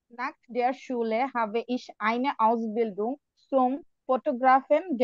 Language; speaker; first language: German; non-native, learner; Bangla